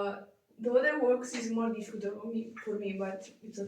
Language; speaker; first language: English; non-native, learner; Italian